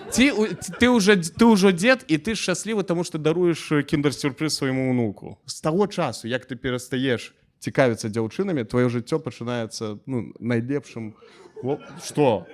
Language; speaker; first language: Belarusian; non-native, local second language; Russian